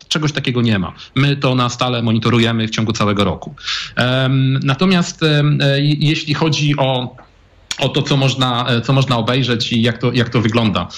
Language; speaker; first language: Polish; native; Polish